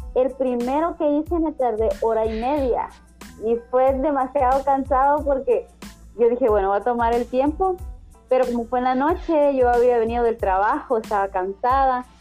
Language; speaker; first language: Spanish; native; Spanish